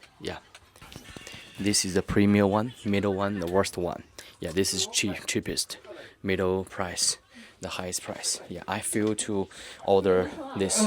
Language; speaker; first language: English; non-native, learner; Chinese